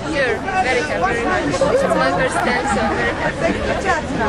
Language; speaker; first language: English; non-native, learner; Russian